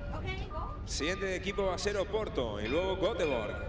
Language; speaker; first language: Spanish; native; Spanish